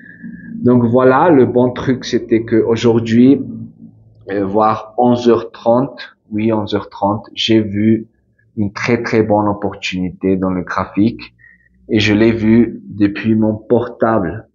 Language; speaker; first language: French; non-native, fluent; Spanish